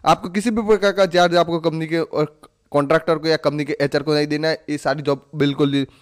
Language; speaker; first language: Hindi; non-native, local second language; Gujarati